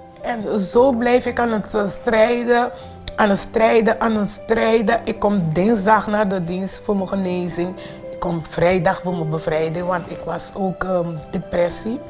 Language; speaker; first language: Dutch; non-native, local second language; Papiamento